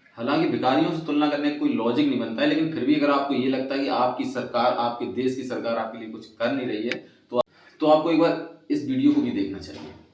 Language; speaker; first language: Hindi; native; Hindi